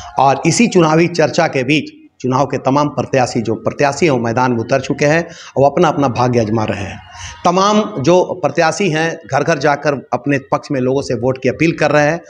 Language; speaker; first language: Hindi; native; Hindi